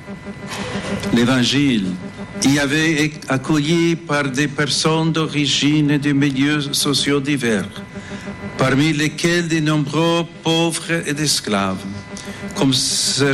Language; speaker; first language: French; non-native, fluent; English